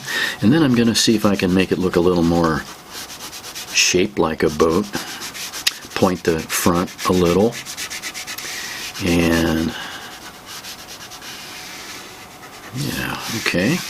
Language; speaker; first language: English; native; English